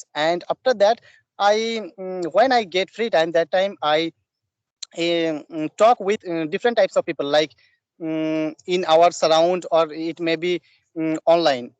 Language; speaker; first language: English; non-native, learner; Bangla